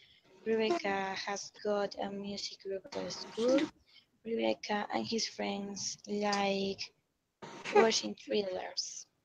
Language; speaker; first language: English; non-native, learner; Spanish